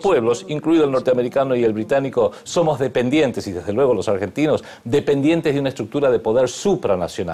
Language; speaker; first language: Spanish; native; Spanish